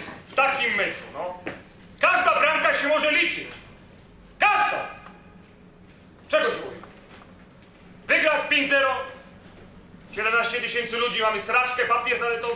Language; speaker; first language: Polish; native; Polish